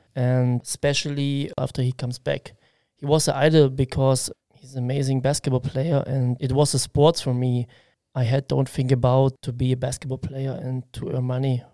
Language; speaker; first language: English; non-native, learner; German